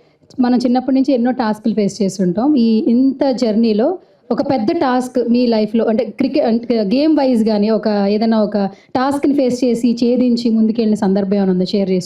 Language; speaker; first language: Telugu; native; Telugu